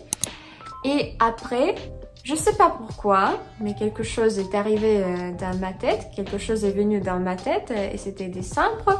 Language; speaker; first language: French; non-native, fluent; Russian